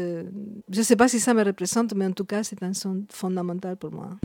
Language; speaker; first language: French; non-native, fluent; Spanish